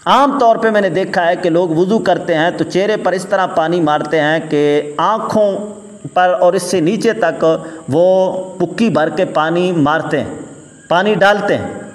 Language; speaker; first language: Urdu; native; Urdu